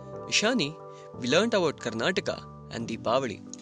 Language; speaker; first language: English; non-native, local second language; Kannada